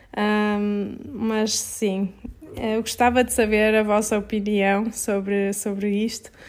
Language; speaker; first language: Portuguese; native; Portuguese